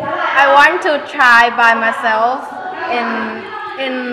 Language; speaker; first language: English; non-native, learner; Thai